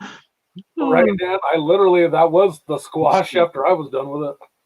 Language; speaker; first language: English; native; English